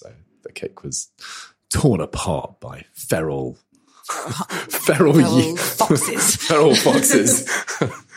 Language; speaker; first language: English; native; English